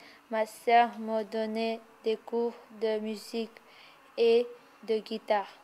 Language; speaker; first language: French; non-native, learner; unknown